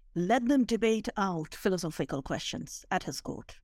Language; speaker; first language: English; non-native, local second language; Bangla